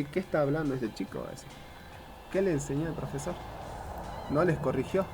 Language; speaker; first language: Spanish; native; Spanish